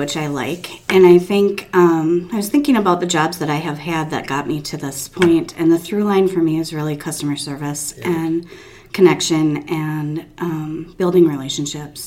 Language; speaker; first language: English; native; English